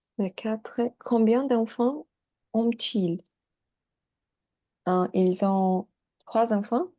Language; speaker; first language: French; non-native, learner; Portuguese